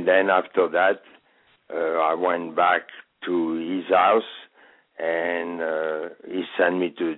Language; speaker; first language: English; non-native, fluent; French